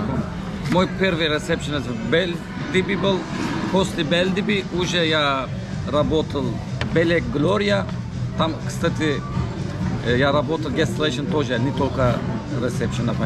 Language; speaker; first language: Russian; non-native, learner; Turkish